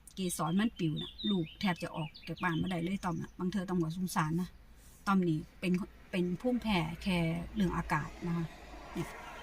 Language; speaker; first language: Thai; native; Thai